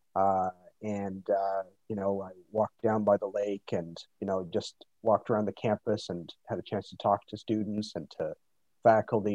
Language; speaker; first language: English; native; English